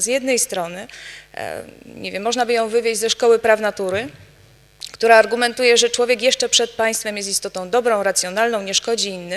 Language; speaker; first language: Polish; native; Polish